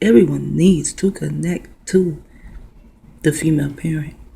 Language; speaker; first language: English; native; English